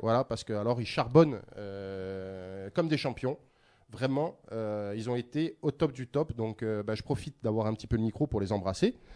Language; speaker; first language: French; native; French